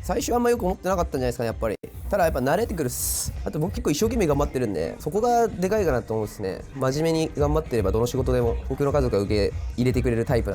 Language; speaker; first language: Japanese; native; Japanese